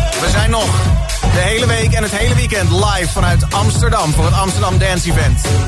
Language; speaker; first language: Dutch; native; Dutch